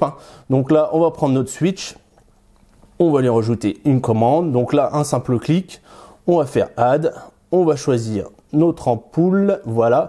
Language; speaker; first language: French; native; French